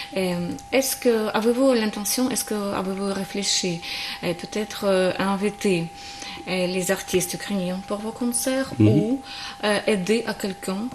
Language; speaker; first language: French; non-native, learner; Ukrainian